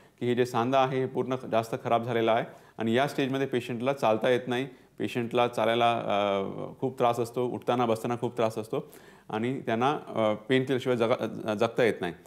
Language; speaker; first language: Marathi; non-native, local second language; Punjabi